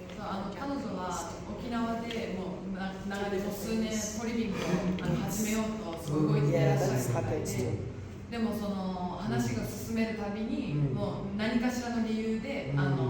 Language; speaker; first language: Japanese; native; Japanese